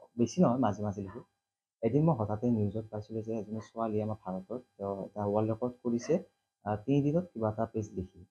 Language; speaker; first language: Assamese; native; Assamese